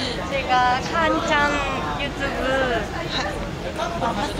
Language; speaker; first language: Korean; non-native, learner; Japanese